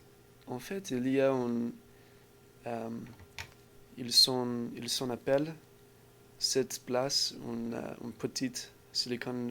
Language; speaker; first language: French; non-native, learner; English